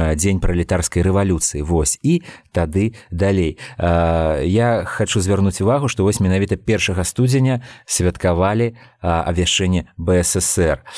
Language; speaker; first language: Belarusian; non-native, local second language; Russian